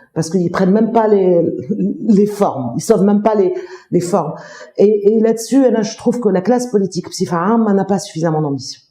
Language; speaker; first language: French; non-native, local second language; Arabic